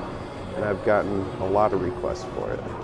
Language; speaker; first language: English; native; English